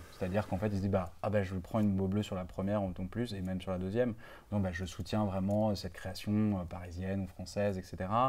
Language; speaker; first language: French; native; French